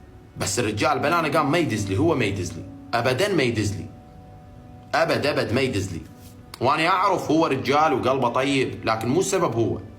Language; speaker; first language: Arabic; native; Arabic